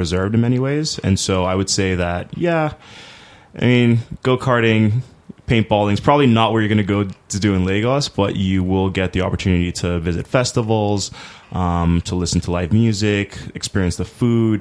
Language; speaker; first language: English; native; English